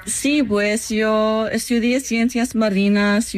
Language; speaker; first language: Spanish; non-native, fluent; English